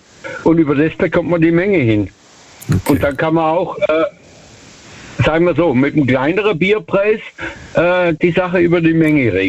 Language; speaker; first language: German; native; German